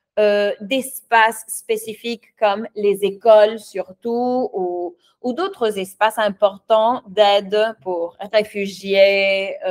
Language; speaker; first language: French; non-native, fluent; Spanish